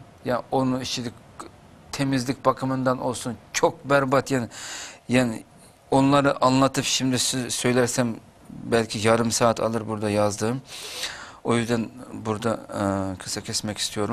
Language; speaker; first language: Turkish; non-native, fluent; Uyghur